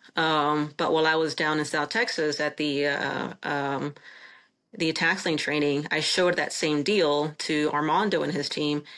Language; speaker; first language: English; non-native, fluent; Spanish